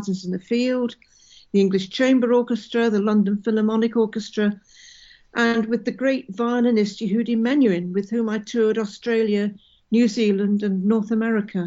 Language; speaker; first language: English; native; English